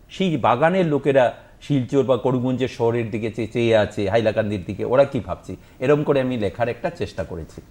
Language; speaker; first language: Bangla; native; Bangla